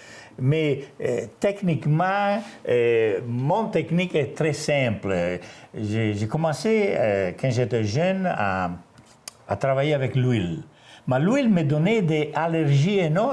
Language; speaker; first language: French; non-native, fluent; Italian